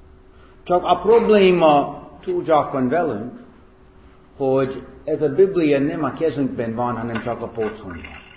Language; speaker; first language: Hungarian; non-native, fluent; English